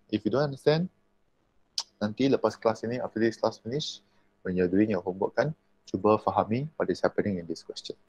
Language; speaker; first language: English; non-native, local second language; Malay